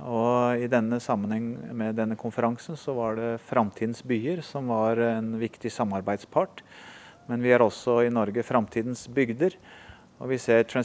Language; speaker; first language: Norwegian; native; Norwegian